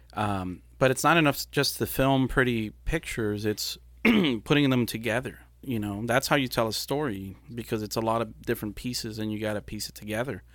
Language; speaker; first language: English; early bilingual, other home language; Spanish